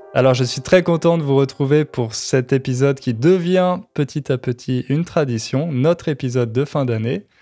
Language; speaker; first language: French; native; French